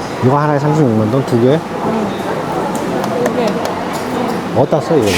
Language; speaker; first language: Korean; native; Korean